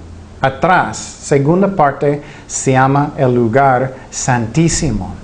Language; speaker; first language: Spanish; non-native, fluent; English